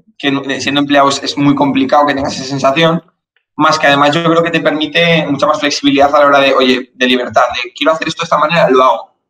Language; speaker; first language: Spanish; native; Spanish